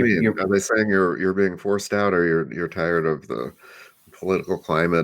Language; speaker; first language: English; native; English